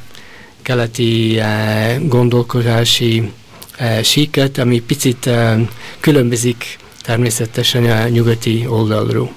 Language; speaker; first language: Hungarian; early bilingual, heritage; Hungarian